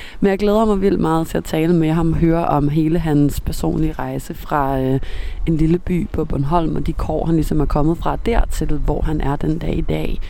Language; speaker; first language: Danish; native; Danish